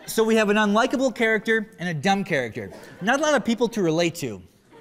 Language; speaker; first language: English; native; English